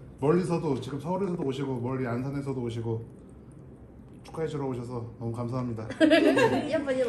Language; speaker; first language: Korean; non-native, fluent; Ukrainian